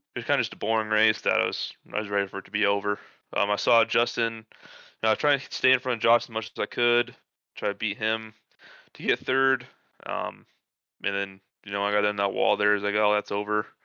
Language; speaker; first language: English; native; English